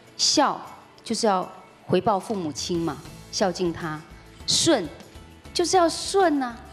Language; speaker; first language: Chinese; native; Chinese